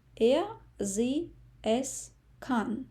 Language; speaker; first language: German; non-native, fluent; Ukrainian